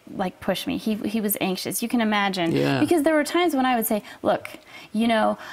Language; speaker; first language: English; native; English